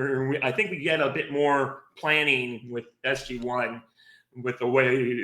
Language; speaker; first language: English; native; English